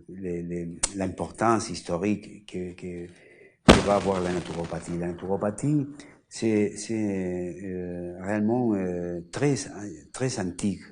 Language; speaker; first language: French; non-native, learner; Spanish